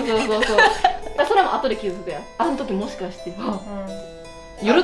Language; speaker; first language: Japanese; native; Japanese